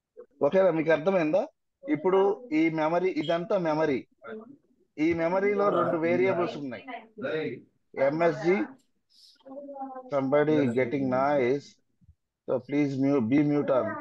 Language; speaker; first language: Telugu; native; Telugu